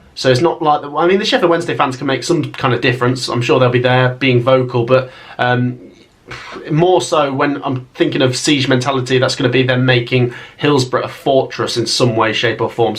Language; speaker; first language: English; native; English